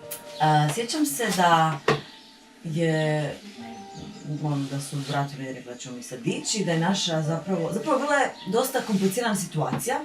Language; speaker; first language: Bosnian; native; Bosnian